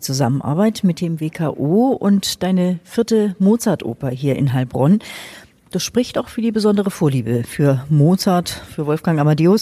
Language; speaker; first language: German; native; German